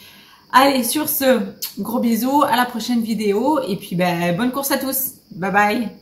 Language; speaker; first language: French; native; French